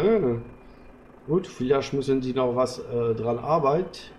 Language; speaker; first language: German; non-native, fluent; French